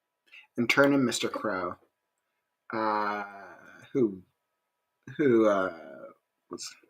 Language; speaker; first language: English; native; English